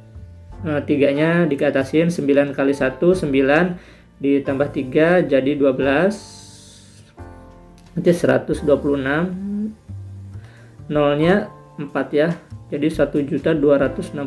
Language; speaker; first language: Indonesian; native; Indonesian